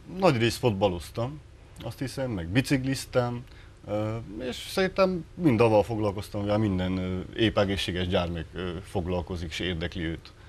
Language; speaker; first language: Hungarian; native; Hungarian